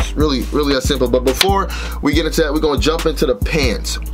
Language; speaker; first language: English; native; English